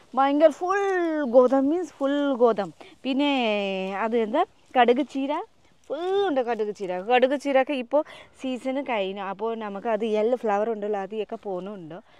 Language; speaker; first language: Malayalam; non-native, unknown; Nepali